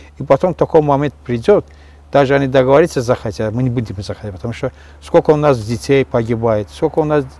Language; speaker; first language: Russian; non-native, local second language; Azerbaijani